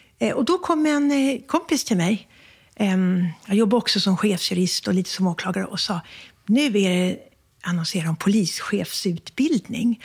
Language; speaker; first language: Swedish; native; Swedish